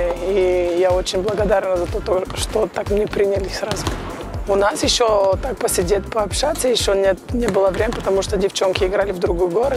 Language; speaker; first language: Russian; non-native, learner; Bulgarian